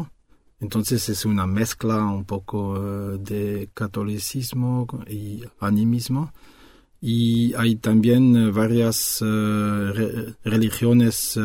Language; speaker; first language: Spanish; non-native, fluent; French